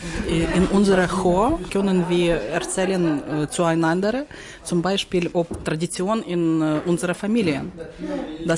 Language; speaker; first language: German; non-native, learner; Ukrainian